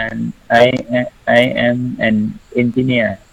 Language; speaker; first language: English; non-native, learner; Thai